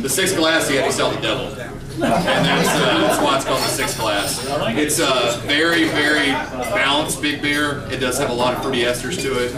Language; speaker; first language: English; native; English